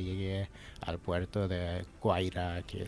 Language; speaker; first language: Spanish; non-native, fluent; English